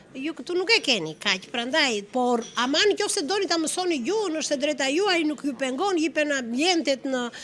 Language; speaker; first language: Albanian; non-native, local second language; Greek